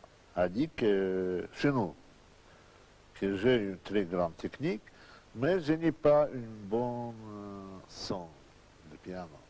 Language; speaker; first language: French; non-native, learner; Russian